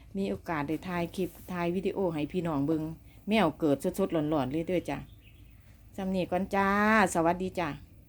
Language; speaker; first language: Thai; native; Thai